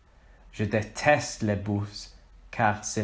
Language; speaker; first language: French; non-native, learner; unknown